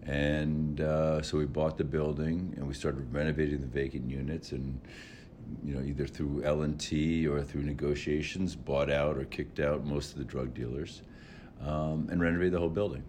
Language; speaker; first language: English; native; English